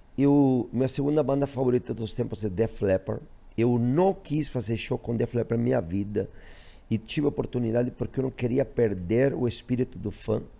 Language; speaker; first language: Portuguese; non-native, fluent; Spanish